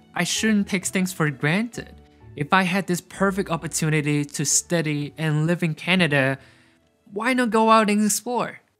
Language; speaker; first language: English; non-native, fluent; Chinese